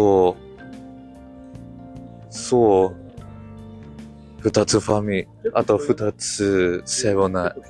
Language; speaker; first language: Japanese; non-native, learner; English